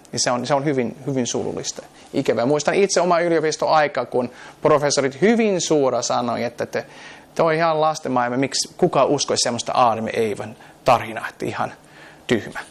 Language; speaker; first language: Finnish; non-native, fluent; English